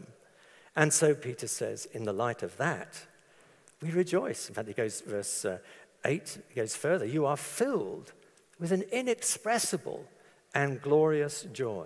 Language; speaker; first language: English; native; English